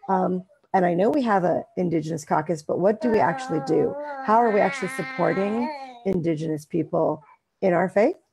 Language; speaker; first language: English; native; English